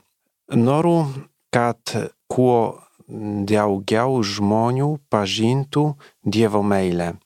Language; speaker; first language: Lithuanian; non-native, learner; Polish